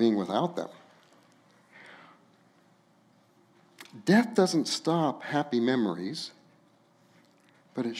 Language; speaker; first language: English; native; English